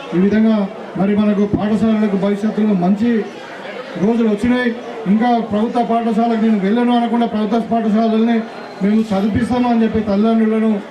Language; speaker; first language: Telugu; native; Telugu